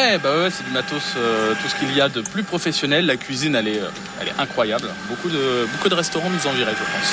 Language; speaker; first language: French; native; French